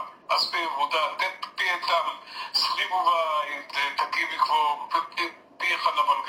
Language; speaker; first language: Bulgarian; early bilingual, heritage; Bulgarian